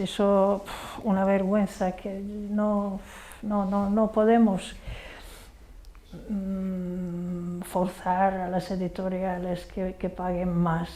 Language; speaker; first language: Spanish; non-native, fluent; Hungarian